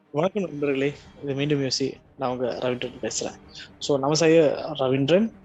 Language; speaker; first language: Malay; non-native, local second language; Tamil